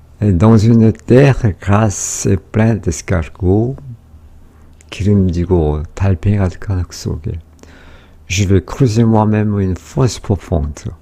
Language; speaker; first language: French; non-native, fluent; Korean